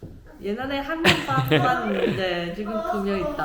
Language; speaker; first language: Korean; non-native, fluent; Chinese